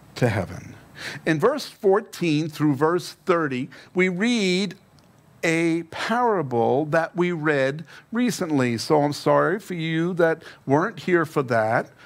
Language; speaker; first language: English; native; English